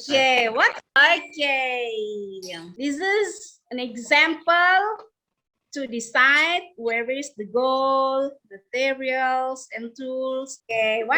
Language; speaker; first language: English; non-native, learner; Indonesian